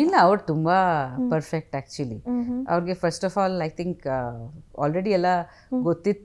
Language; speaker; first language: Kannada; non-native, fluent; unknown